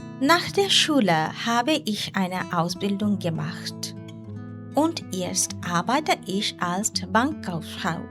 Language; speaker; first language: German; non-native, learner; Bangla